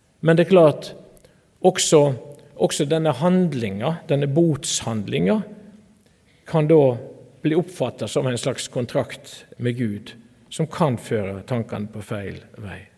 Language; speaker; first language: Norwegian; native; Norwegian